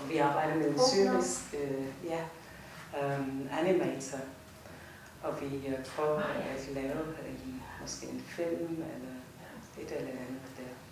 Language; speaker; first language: Danish; non-native, fluent; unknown